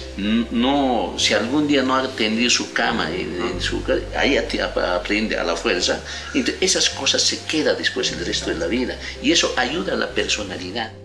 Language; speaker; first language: Spanish; non-native, local second language; Aymara